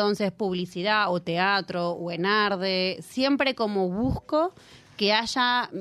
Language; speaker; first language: Spanish; native; Spanish